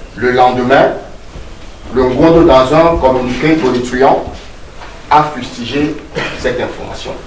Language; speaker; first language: French; non-native, local second language; Duala